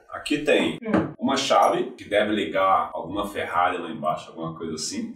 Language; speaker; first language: Portuguese; native; Portuguese